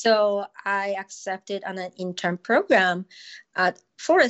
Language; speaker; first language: English; non-native, fluent; Japanese